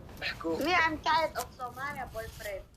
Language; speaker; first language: English; non-native, learner; Somali